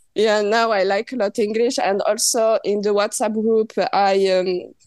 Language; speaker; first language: English; non-native, learner; French